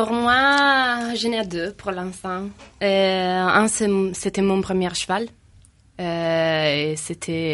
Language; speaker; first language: French; non-native, fluent; Italian